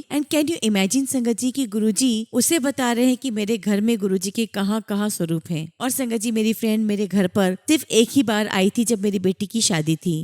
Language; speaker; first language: Hindi; native; Hindi